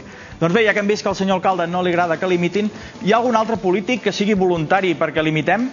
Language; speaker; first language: Catalan; native; Catalan